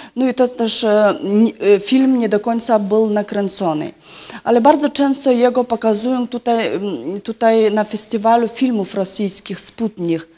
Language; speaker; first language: Polish; non-native, fluent; Yakut